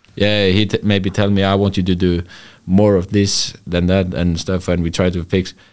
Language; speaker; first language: English; non-native, fluent; Icelandic